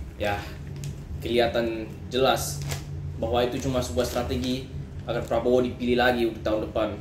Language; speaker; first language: Indonesian; early bilingual, other home language; Dutch